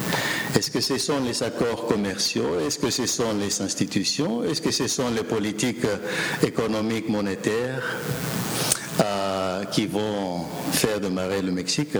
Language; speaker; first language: French; non-native, fluent; Spanish